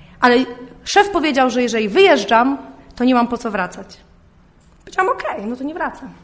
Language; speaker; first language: Polish; early bilingual, heritage; Polish